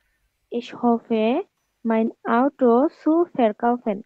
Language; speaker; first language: German; non-native, learner; Bangla